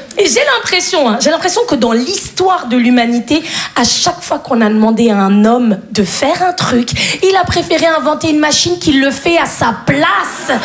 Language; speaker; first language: French; native; French